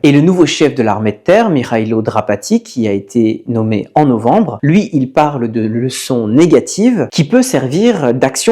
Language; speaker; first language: French; native; French